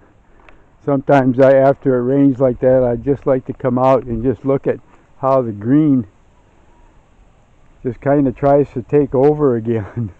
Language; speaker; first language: English; native; English